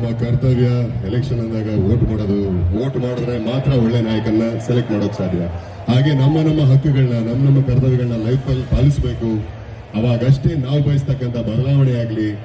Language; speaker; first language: Kannada; native; Kannada